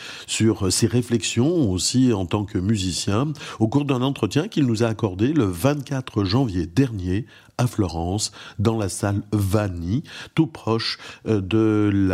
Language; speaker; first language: French; native; French